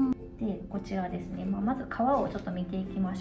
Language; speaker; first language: Japanese; native; Japanese